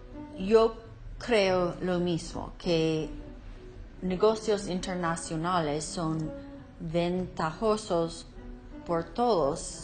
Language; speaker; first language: Spanish; non-native, learner; English